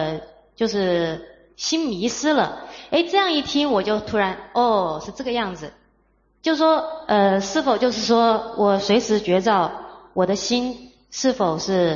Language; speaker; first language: Chinese; native; Chinese